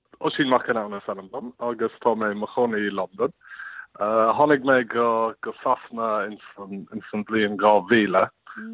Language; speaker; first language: Irish; non-native, learner; English